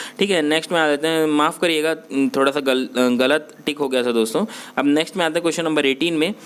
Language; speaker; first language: Hindi; non-native, local second language; Chhattisgarhi